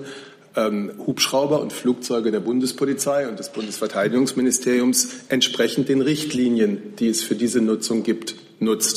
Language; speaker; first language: German; native; German